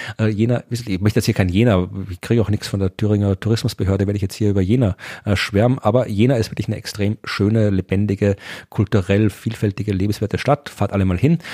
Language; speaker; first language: German; native; German